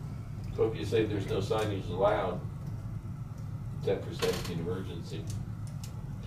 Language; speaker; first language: English; native; English